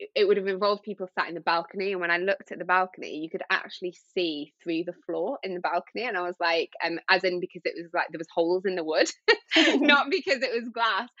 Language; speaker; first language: English; native; English